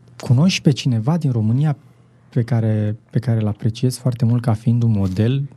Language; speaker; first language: Romanian; native; Romanian